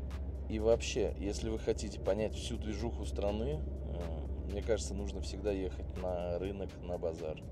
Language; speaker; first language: Russian; native; Russian